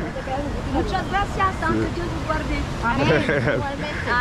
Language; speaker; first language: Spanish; non-native, learner; French